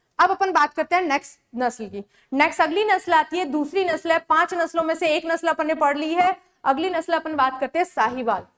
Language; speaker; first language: Hindi; native; Hindi